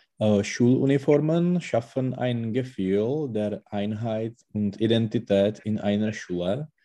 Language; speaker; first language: German; non-native, learner; Czech